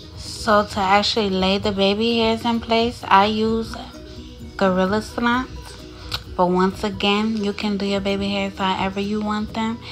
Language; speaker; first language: English; native; English